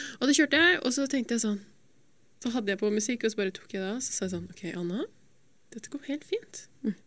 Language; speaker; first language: Norwegian; native; Norwegian